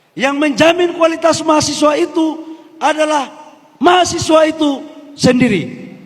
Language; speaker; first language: Indonesian; native; Indonesian